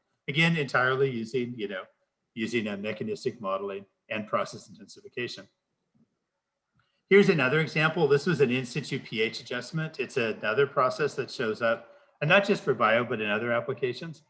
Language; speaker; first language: English; native; English